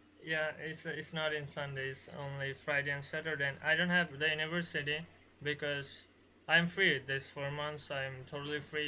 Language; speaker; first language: English; non-native, learner; Bangla